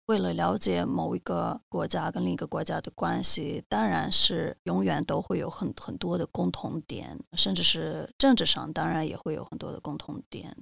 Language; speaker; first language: Chinese; non-native, fluent; Russian